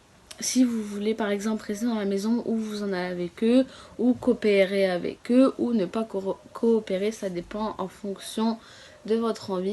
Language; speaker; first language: French; native; French